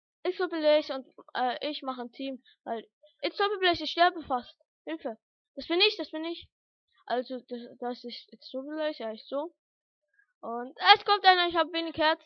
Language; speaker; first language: German; early bilingual, other home language; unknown